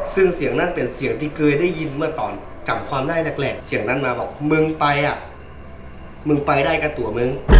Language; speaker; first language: Thai; native; Thai